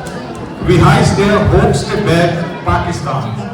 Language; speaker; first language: German; non-native, fluent; Urdu